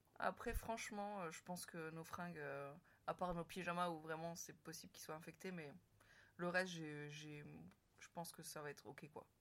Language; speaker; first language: French; native; French